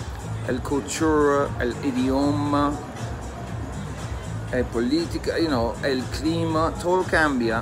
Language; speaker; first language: Spanish; non-native, learner; English